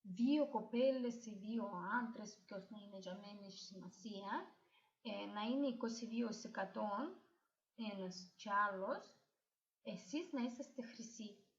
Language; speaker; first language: Greek; non-native, fluent; Russian